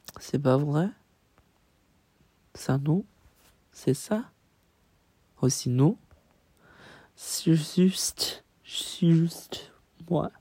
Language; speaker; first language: French; non-native, learner; Chinese